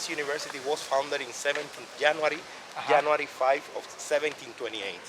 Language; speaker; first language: English; non-native, learner; Spanish